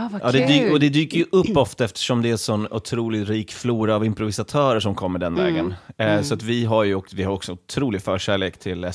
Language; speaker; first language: Swedish; native; Swedish